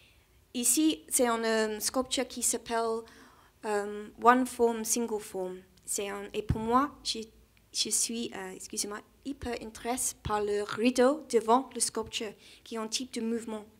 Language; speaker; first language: French; non-native, learner; English